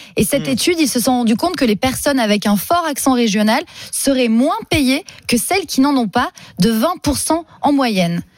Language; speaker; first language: French; native; French